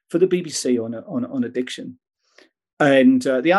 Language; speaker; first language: English; native; English